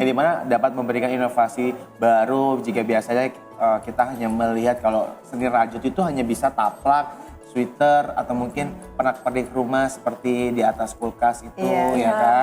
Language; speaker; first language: Indonesian; native; Indonesian